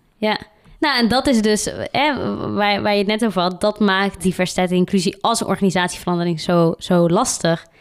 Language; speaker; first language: Dutch; early bilingual, other home language; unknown